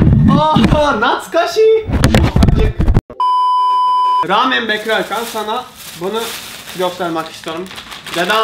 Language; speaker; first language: Turkish; non-native, learner; Japanese